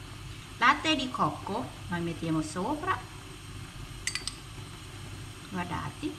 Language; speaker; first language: Italian; non-native, learner; Thai